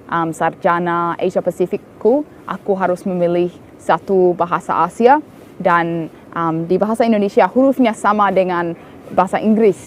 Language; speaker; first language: Indonesian; non-native, fluent; English